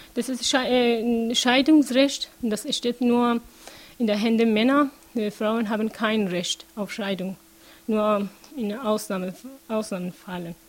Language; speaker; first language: German; non-native, learner; Persian